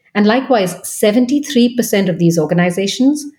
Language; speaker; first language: English; non-native, local second language; Bangla